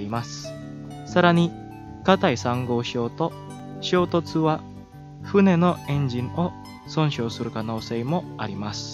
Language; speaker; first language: Japanese; non-native, fluent; Indonesian